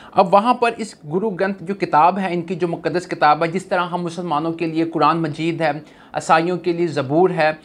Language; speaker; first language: Urdu; native; Urdu